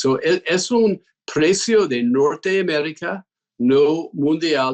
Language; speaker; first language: Spanish; non-native, fluent; English